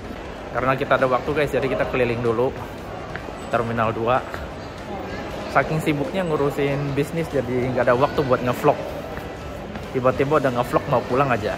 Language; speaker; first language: Indonesian; native; Indonesian